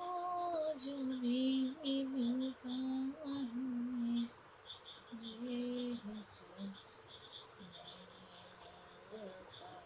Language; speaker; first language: Hindi; non-native, fluent; Bangla